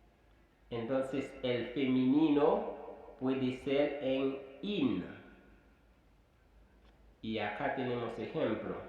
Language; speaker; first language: Spanish; non-native, fluent; Haitian Creole